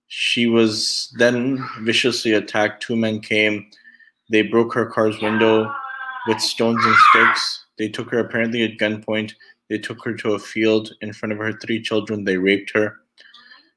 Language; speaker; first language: English; native; English